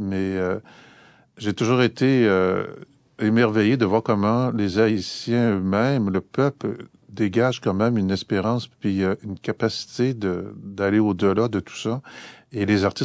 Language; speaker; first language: French; native; French